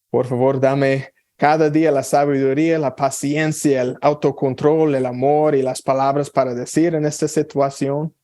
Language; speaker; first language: Spanish; non-native, fluent; English